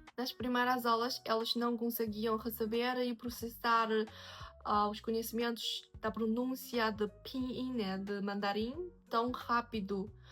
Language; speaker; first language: Portuguese; non-native, fluent; Chinese